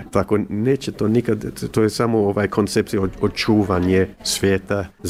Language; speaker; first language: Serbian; early bilingual, heritage; English